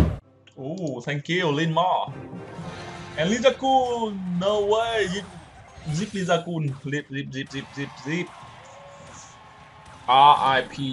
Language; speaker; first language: English; non-native, learner; Vietnamese